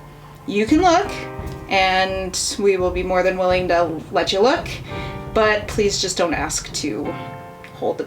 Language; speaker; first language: English; native; English